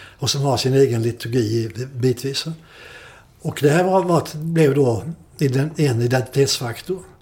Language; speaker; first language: Swedish; native; Swedish